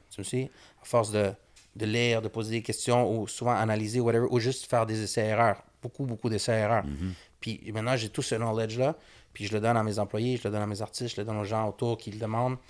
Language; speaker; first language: French; early bilingual, other home language; Spanish